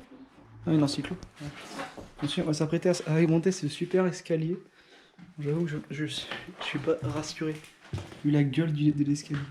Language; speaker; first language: French; native; French